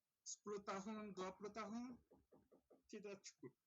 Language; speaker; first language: Indonesian; non-native, learner; Japanese